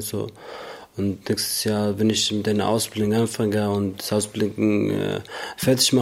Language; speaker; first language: German; non-native, learner; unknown